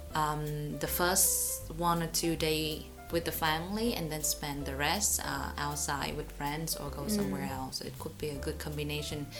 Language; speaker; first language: English; non-native, fluent; Vietnamese